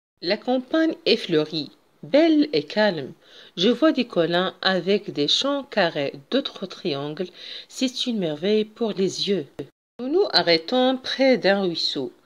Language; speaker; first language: French; non-native, local second language; Arabic